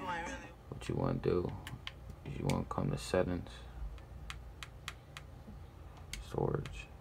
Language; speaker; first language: English; native; English